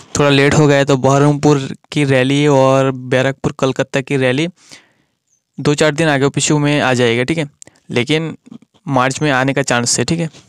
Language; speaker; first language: Hindi; non-native, local second language; Bangla